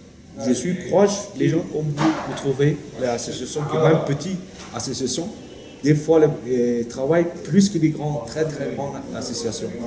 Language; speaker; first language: French; non-native, learner; Turkish